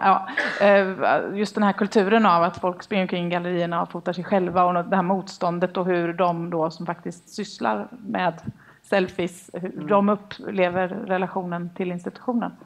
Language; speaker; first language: Swedish; native; Swedish